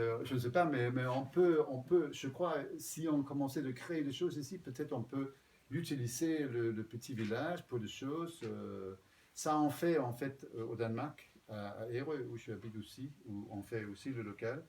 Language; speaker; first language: French; non-native, fluent; Danish